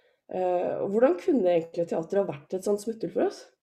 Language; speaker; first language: Norwegian; native; Norwegian